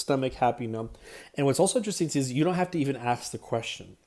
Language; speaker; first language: English; native; English